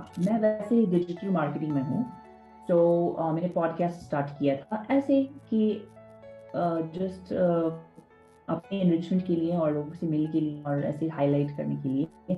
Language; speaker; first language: Hindi; non-native, fluent; English